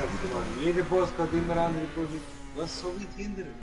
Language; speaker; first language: German; non-native, learner; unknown